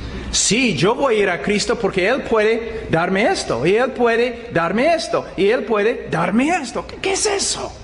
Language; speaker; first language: Spanish; non-native, fluent; English